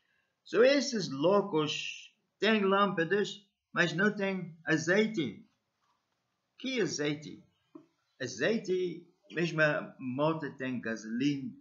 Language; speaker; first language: Portuguese; non-native, learner; English